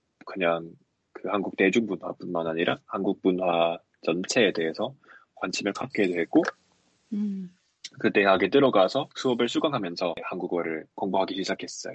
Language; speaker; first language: Korean; non-native, fluent; English